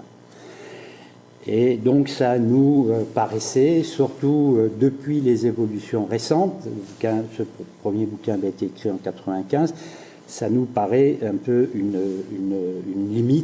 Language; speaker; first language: French; native; French